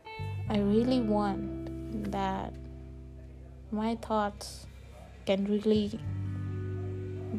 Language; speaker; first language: English; non-native, local second language; Gujarati